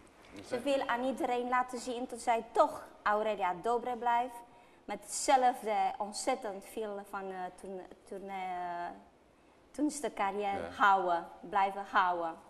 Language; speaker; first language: Dutch; non-native, fluent; Romanian